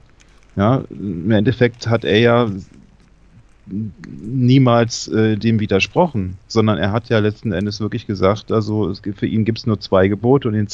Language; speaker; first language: German; native; German